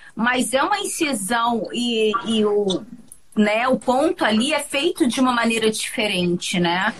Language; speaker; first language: Portuguese; native; Portuguese